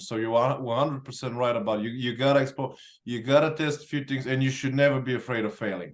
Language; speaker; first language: English; non-native, fluent; Bulgarian